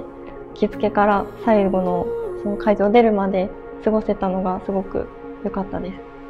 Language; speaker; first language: Japanese; native; Japanese